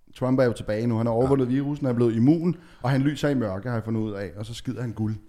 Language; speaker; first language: Danish; native; Danish